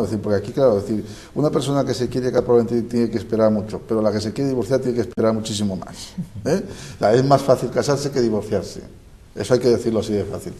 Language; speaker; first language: Spanish; native; Spanish